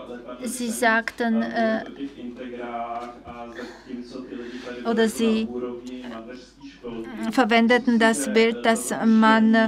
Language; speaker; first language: German; non-native, fluent; Czech